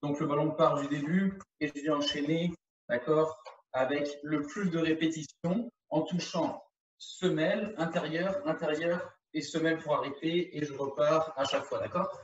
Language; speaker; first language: French; native; French